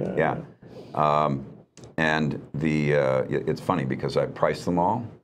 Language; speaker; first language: English; native; English